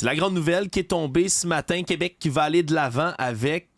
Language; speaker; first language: French; native; French